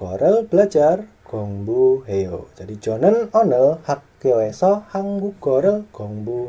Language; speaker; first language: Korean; non-native, fluent; Indonesian